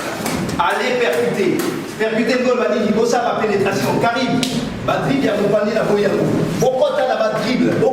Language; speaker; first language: French; non-native, local second language; Lingala